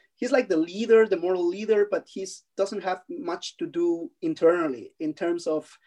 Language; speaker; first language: English; non-native, fluent; Spanish